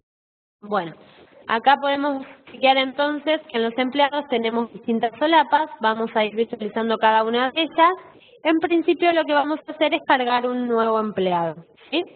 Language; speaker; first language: Spanish; native; Spanish